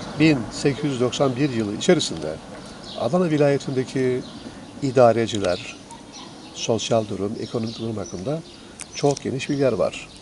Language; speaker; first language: Turkish; native; Turkish